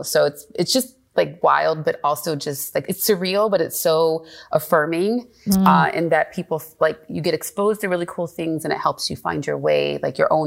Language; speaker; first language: English; native; English